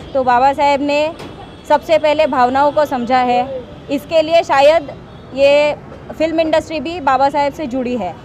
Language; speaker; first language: Hindi; non-native, local second language; Marathi